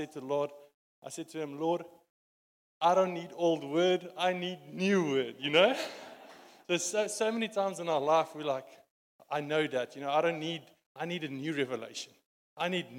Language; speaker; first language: English; non-native, local second language; Afrikaans